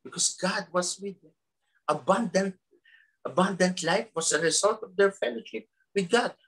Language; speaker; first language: English; non-native, local second language; Filipino